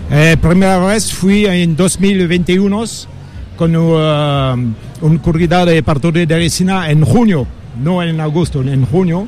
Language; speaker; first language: Spanish; non-native, learner; French